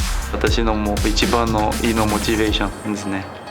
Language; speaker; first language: Japanese; non-native, learner; Portuguese